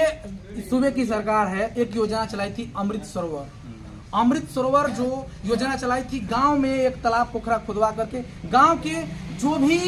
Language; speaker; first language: Hindi; native; Hindi